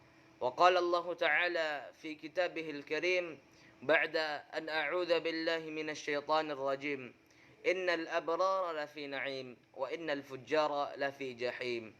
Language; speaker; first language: Arabic; non-native, learner; Indonesian